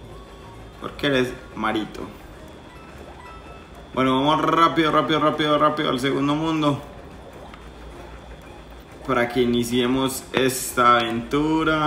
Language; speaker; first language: Spanish; native; Spanish